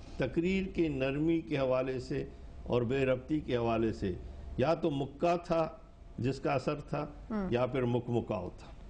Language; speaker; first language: Urdu; non-native, local second language; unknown